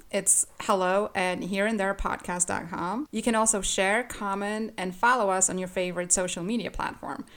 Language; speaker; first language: English; non-native, fluent; Polish